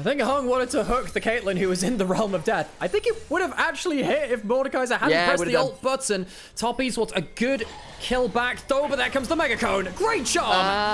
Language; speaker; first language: English; native; English